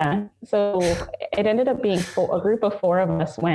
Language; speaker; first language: English; native; English